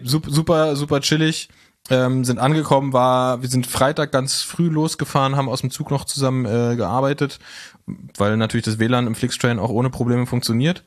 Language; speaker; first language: German; native; German